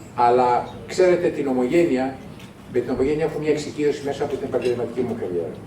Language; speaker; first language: Greek; native; Greek